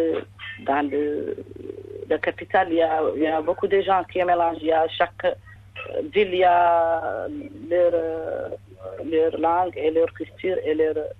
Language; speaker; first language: French; non-native, learner; Arabic